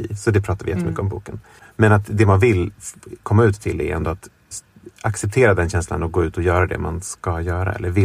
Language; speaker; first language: Swedish; native; Swedish